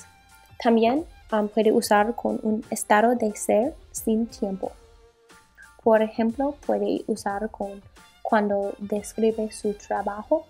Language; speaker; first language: Spanish; non-native, learner; English